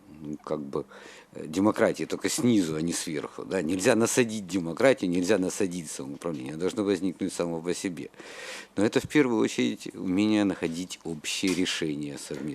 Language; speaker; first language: Russian; native; Russian